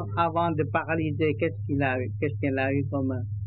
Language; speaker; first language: French; non-native, learner; Vietnamese